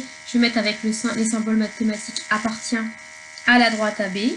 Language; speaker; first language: French; native; French